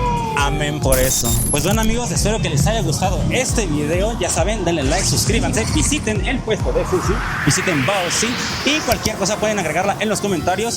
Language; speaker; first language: Spanish; native; Spanish